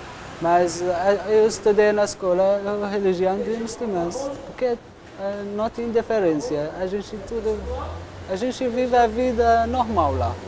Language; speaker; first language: Portuguese; non-native, local second language; Arabic